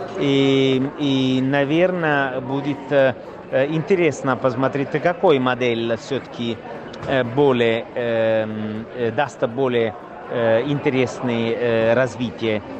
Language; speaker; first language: Russian; non-native, fluent; Italian